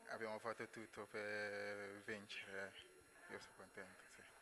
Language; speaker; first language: Italian; non-native, learner; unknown